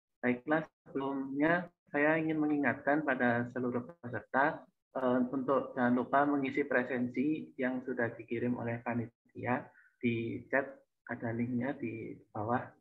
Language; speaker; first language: Indonesian; native; Indonesian